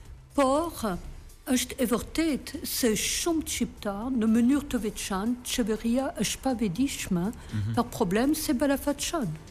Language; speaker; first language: Albanian; non-native, learner; French